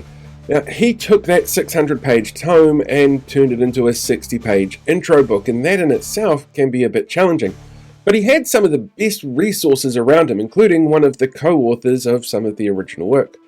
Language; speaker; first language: English; native; English